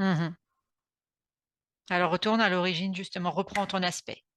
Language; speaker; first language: French; native; French